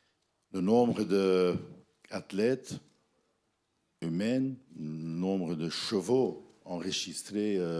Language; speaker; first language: French; non-native, fluent; Dutch